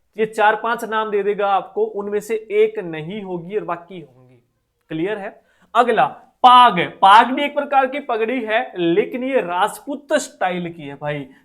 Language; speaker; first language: Hindi; native; Hindi